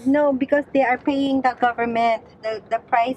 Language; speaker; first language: English; non-native, local second language; Filipino